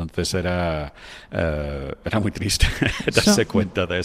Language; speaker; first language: Spanish; non-native, fluent; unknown